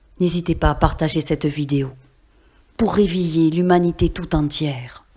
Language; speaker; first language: French; native; French